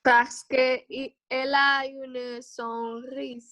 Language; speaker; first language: French; non-native, learner; Spanish